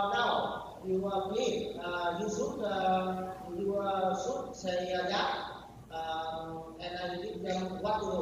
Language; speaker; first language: English; non-native, learner; Vietnamese